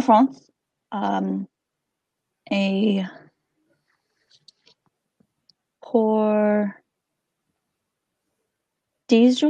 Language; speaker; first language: French; non-native, learner; English